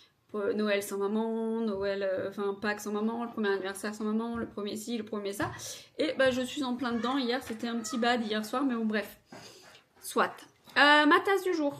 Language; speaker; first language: French; native; French